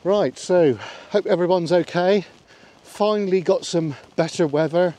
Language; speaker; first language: English; native; English